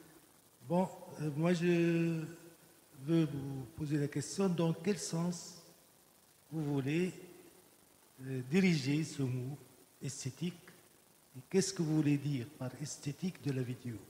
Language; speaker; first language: French; non-native, local second language; Arabic